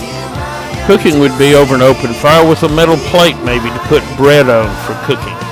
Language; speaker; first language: English; native; English